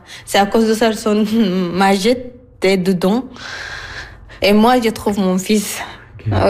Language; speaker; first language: French; non-native, learner; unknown